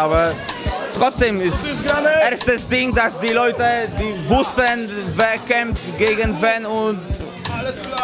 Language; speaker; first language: German; non-native, fluent; Polish